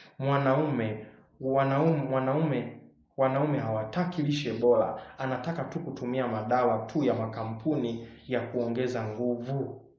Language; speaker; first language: Swahili; native; Swahili